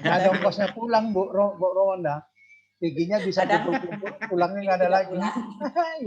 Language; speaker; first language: Indonesian; native; Indonesian